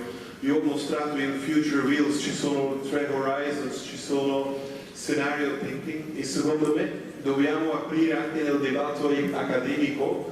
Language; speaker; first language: Italian; non-native, fluent; Dutch